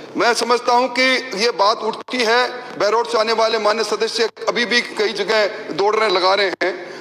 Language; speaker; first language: Hindi; native; Hindi